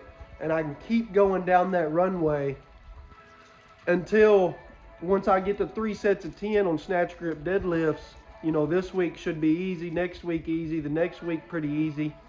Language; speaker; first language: English; native; English